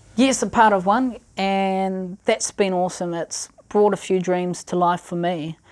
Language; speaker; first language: English; native; English